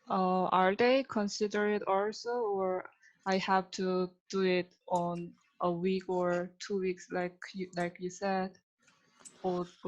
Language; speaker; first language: English; non-native, learner; Korean